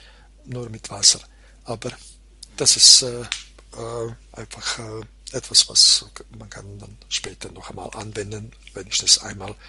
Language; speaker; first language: German; non-native, fluent; Croatian